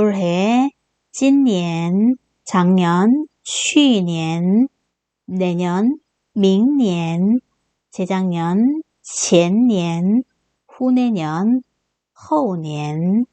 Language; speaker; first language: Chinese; non-native, fluent; Korean